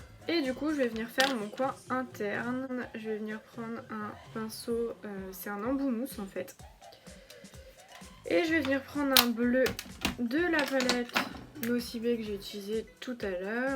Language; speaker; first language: French; native; French